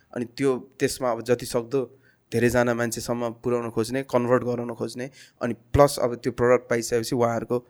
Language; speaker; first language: Nepali; native; Nepali